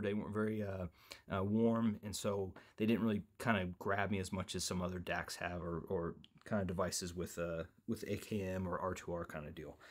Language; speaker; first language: English; native; English